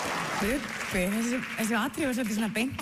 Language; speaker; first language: Icelandic; native; Icelandic